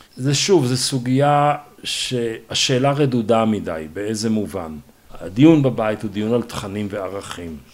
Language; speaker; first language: Hebrew; native; Hebrew